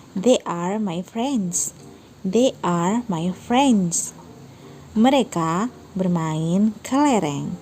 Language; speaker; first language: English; non-native, fluent; Indonesian